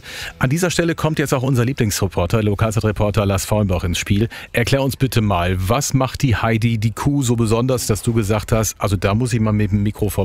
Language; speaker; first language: German; native; German